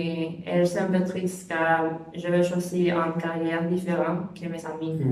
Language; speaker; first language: French; non-native, learner; Spanish